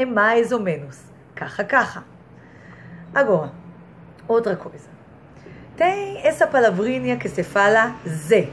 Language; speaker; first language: Portuguese; non-native, fluent; Hebrew